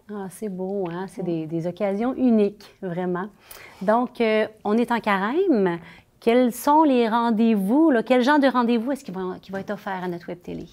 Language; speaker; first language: French; native; French